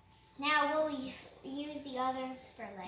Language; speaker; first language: English; native; English